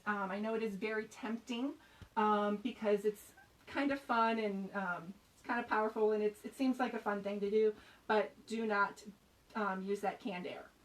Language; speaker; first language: English; native; English